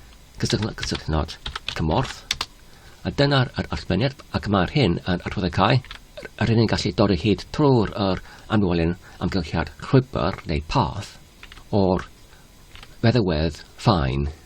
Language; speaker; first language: Welsh; non-native, learner; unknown